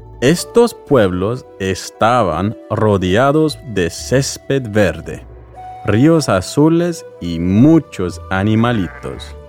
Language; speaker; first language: Spanish; non-native, fluent; English